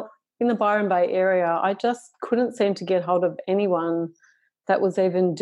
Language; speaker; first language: English; native; English